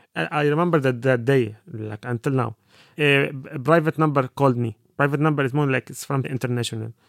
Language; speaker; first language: English; non-native, fluent; Arabic